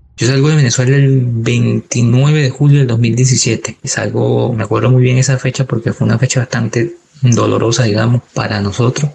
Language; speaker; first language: Spanish; native; Spanish